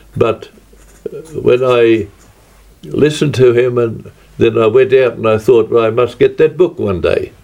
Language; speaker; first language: English; native; English